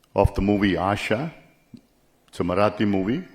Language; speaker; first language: English; non-native, local second language; Tamil